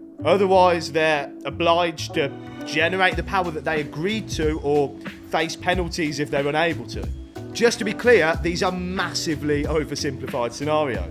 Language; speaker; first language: English; native; English